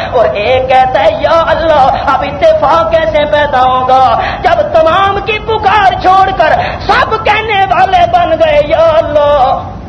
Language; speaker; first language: Urdu; non-native, local second language; Punjabi